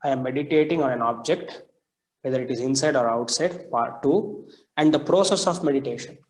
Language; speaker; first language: English; non-native, local second language; Kannada